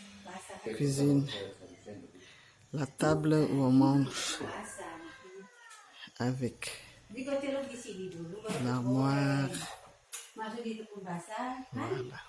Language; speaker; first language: French; non-native, fluent; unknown